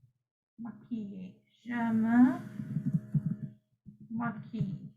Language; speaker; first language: French; non-native, learner; Sinhala